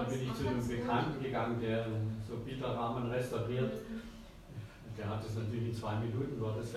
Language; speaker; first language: German; native; German